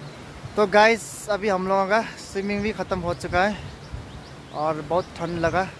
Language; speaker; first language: Hindi; non-native, fluent; Nepali